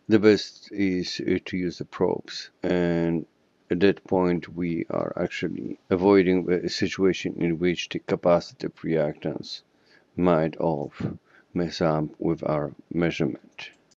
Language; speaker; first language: English; non-native, fluent; Polish